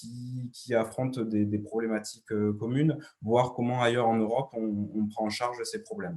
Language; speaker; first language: French; native; French